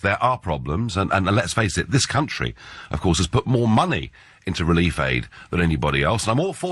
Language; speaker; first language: English; native; English